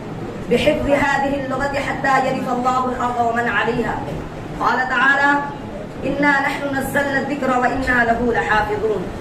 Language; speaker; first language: Arabic; non-native, learner; Urdu